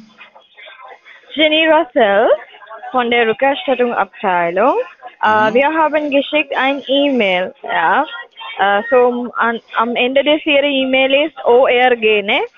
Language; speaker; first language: German; non-native, learner; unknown